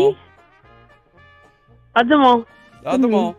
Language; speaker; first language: French; non-native, learner; English